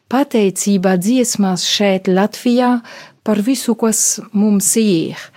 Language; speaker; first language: Latvian; non-native, fluent; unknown